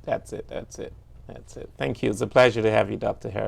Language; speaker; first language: English; native; English